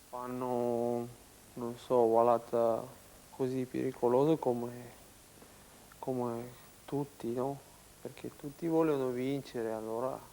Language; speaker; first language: Italian; non-native, learner; Uzbek